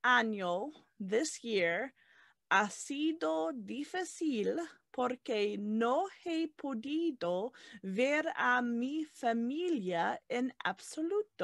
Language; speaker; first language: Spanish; non-native, learner; English